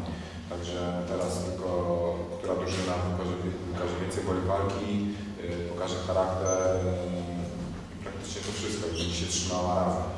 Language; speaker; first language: Polish; native; Polish